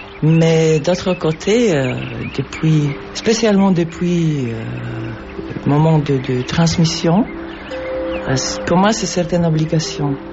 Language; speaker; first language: French; non-native, learner; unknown